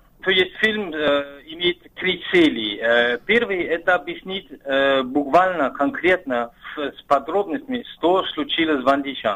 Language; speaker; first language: Russian; non-native, fluent; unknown